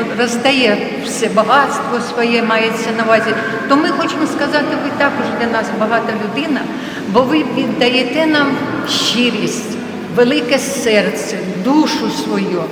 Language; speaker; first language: Ukrainian; non-native, local second language; Russian